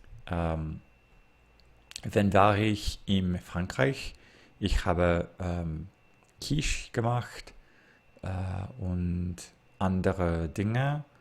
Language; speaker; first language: German; non-native, learner; English